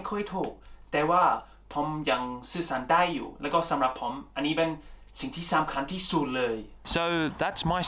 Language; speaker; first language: Thai; non-native, fluent; English